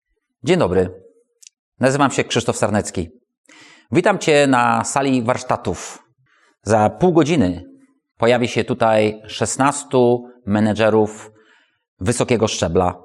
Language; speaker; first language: Polish; native; Polish